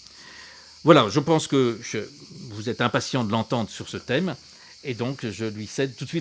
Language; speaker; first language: French; native; French